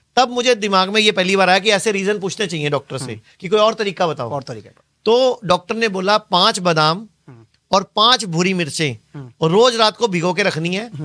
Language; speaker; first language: Hindi; native; Hindi